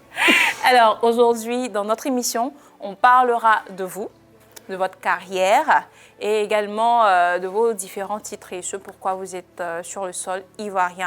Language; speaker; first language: French; native; French